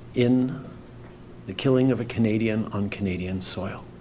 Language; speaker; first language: English; native; English